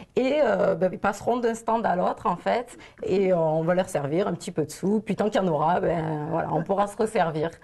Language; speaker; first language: French; native; French